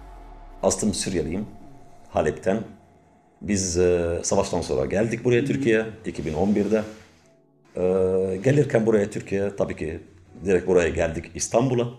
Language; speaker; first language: Turkish; non-native, learner; Arabic